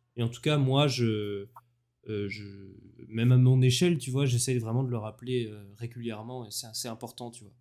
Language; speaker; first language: French; native; French